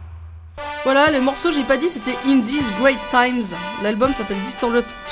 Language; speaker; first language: French; native; French